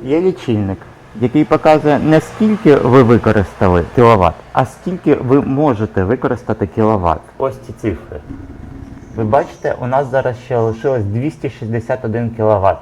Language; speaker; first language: Ukrainian; native; Ukrainian